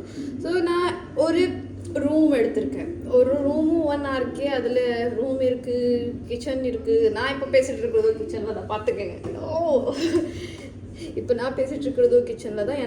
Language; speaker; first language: Tamil; early bilingual, heritage; Tamil